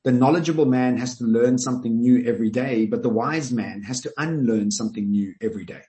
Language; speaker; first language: English; native; English